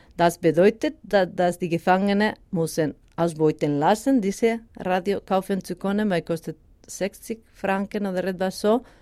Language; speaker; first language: German; non-native, learner; Basque